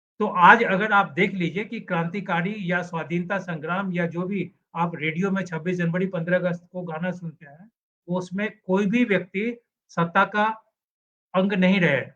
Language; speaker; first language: Hindi; native; Hindi